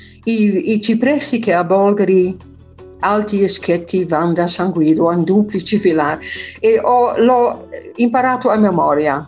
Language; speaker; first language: Italian; non-native, fluent; Dutch